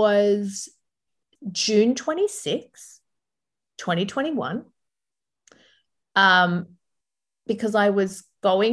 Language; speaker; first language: English; early bilingual, other home language; Arabic